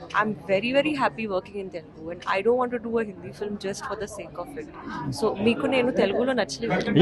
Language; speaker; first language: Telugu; non-native, learner; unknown